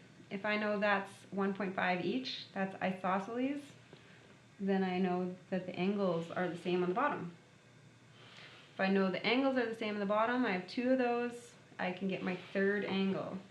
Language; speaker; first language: English; native; English